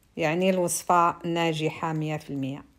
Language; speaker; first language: Arabic; native; Arabic